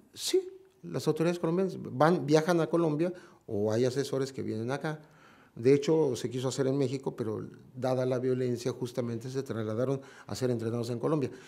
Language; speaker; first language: Spanish; native; Spanish